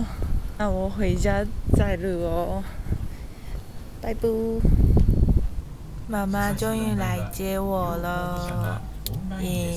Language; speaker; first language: Chinese; early bilingual, heritage; Chinese